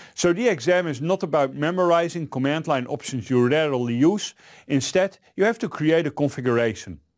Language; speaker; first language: English; non-native, fluent; Dutch